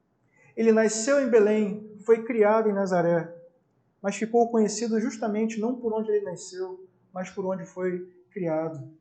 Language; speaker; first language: Portuguese; native; Portuguese